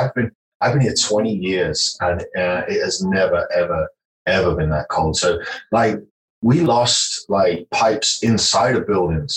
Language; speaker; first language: English; native; English